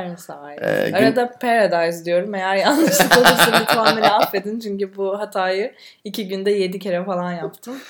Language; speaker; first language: Turkish; native; Turkish